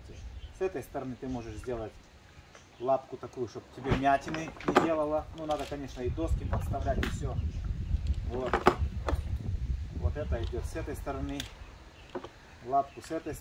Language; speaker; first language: Russian; native; Russian